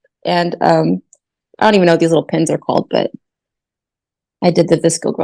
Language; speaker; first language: English; native; English